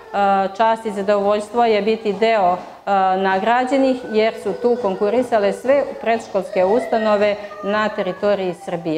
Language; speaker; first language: Serbian; native; Serbian